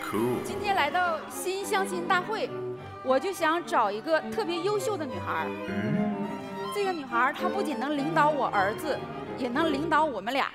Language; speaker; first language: Chinese; native; Chinese